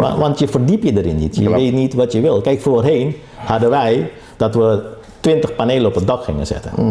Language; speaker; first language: Dutch; early bilingual, other home language; Caribbean Hindustani